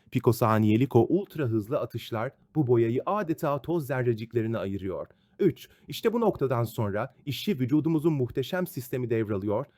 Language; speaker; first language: Turkish; native; Turkish